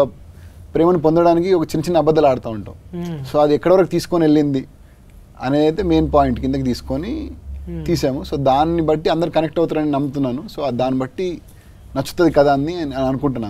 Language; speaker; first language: Telugu; native; Telugu